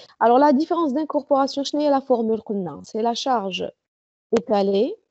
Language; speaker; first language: French; non-native, local second language; Arabic